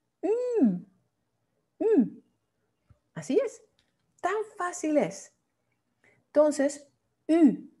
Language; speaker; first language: Spanish; non-native, fluent; Dutch